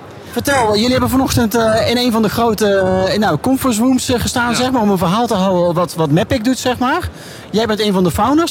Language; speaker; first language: Dutch; native; Dutch